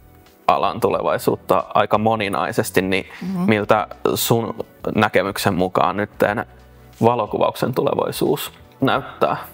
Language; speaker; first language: Finnish; native; Finnish